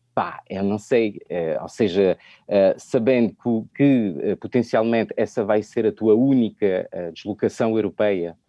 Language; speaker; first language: Portuguese; non-native, fluent; French